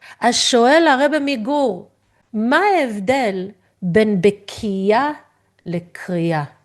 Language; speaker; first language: Hebrew; non-native, fluent; English